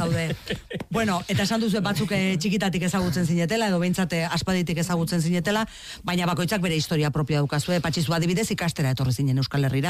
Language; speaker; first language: Basque; native; Basque